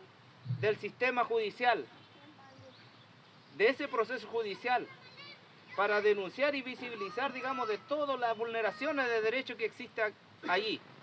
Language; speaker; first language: Spanish; native; Spanish